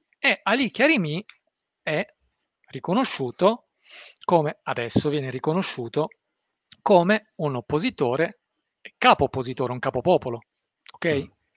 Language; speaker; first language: Italian; early bilingual, other home language; Persian